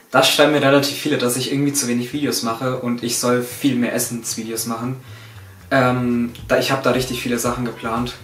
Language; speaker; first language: German; early bilingual, other home language; Turkish